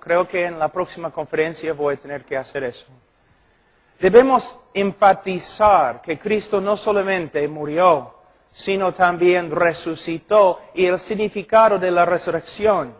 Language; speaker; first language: Spanish; non-native, fluent; English